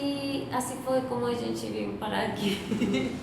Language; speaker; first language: Portuguese; non-native, fluent; Spanish